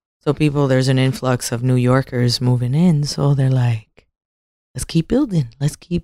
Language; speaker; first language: English; native; English